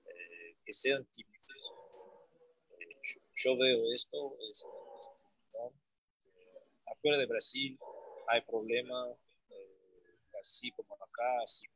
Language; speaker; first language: Spanish; non-native, learner; Portuguese